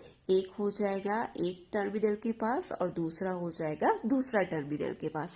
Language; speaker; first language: Hindi; non-native, local second language; Gujarati